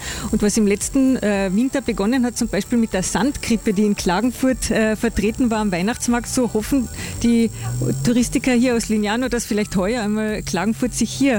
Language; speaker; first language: German; native; German